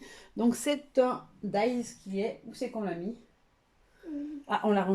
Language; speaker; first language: French; native; French